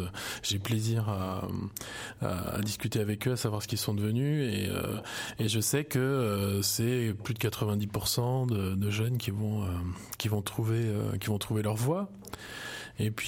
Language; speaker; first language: French; native; French